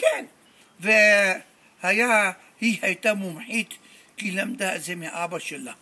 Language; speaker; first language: Hebrew; non-native, fluent; Arabic